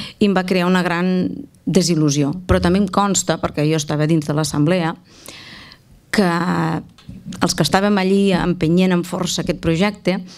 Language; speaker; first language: Catalan; native; Catalan